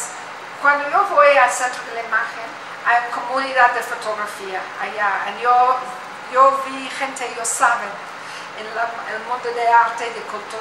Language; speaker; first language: Spanish; non-native, learner; English